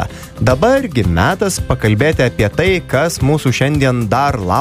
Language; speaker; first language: Lithuanian; native; Lithuanian